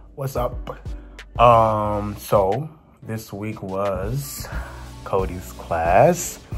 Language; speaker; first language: English; native; English